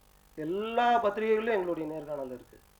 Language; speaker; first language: Tamil; native; Tamil